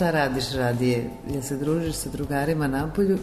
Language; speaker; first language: Serbian; native; Serbian